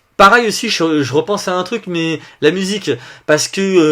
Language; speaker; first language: French; native; French